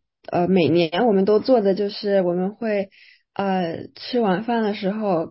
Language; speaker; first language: Chinese; early bilingual, other home language; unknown